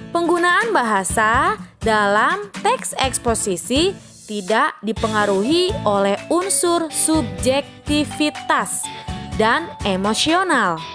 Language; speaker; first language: Indonesian; native; Indonesian